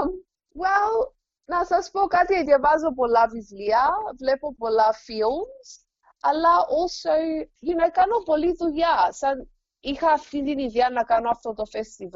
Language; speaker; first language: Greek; early bilingual, heritage; English